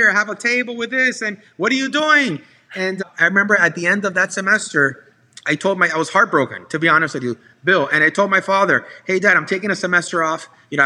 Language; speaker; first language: English; native; English